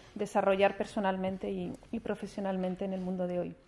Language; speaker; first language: Spanish; native; Spanish